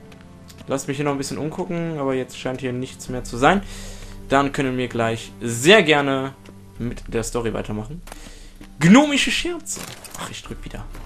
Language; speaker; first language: German; native; German